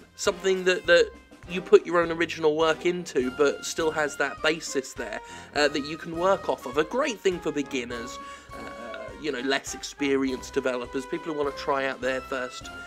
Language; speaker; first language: English; native; English